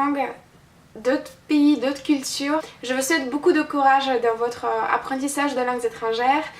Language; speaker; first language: French; non-native, fluent; Russian